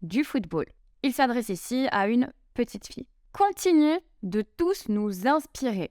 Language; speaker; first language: French; native; French